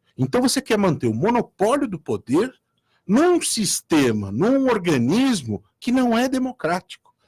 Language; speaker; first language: Portuguese; native; Portuguese